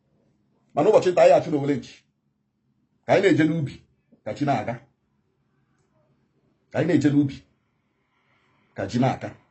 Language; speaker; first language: Igbo; native; Igbo